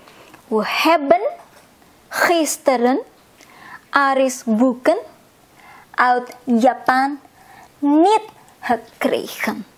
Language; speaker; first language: Dutch; non-native, fluent; Indonesian